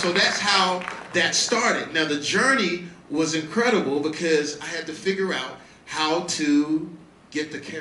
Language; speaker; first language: English; native; English